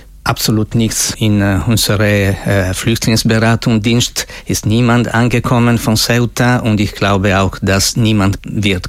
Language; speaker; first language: German; non-native, local second language; Italian